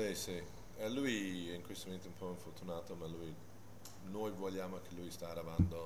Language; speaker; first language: Italian; non-native, fluent; English